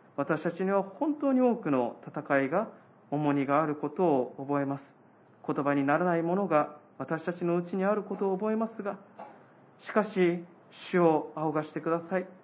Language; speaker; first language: Japanese; native; Japanese